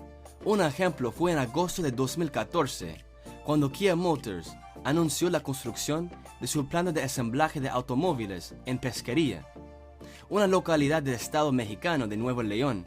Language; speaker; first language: Spanish; non-native, fluent; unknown